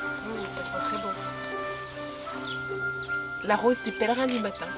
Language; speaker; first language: French; native; French